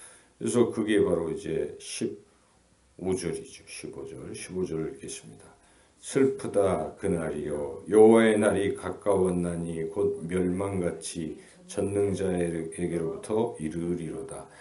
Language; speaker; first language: Korean; native; Korean